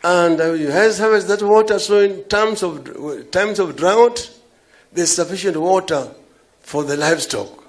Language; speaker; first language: English; non-native, local second language; Luo (Kenya and Tanzania)